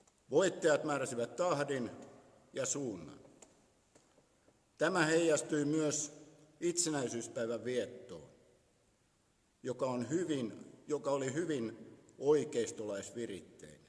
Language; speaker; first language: Finnish; native; Finnish